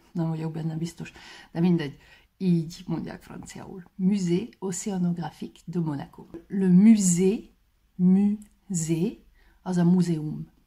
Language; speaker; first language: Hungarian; native; Hungarian